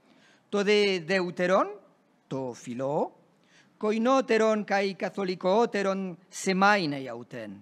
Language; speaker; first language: Greek; non-native, fluent; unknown